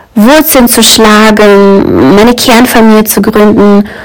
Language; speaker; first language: German; early bilingual, other home language; Russian